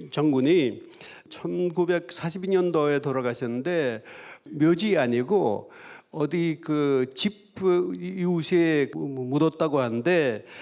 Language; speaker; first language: Korean; non-native, fluent; Russian